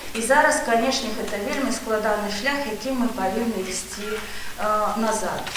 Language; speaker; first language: Belarusian; non-native, local second language; Russian